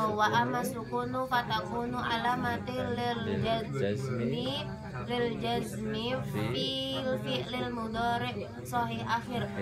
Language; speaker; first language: Arabic; non-native, learner; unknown